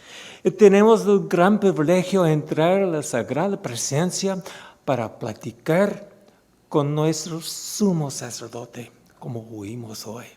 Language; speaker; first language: Spanish; non-native, fluent; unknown